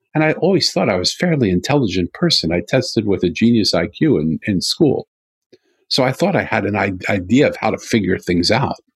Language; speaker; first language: English; native; English